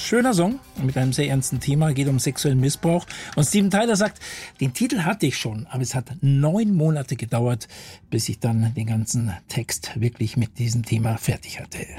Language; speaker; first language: German; native; German